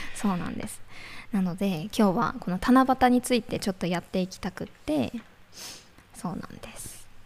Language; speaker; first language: Japanese; native; Japanese